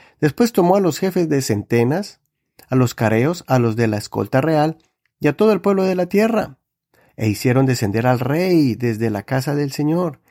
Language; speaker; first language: Spanish; native; Spanish